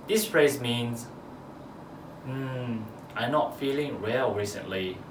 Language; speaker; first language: English; non-native, fluent; Japanese